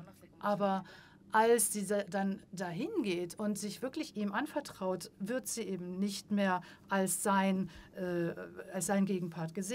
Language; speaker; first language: German; non-native, fluent; Spanish